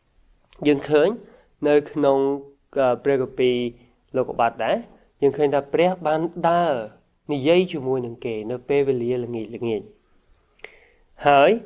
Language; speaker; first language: Khmer; native; Khmer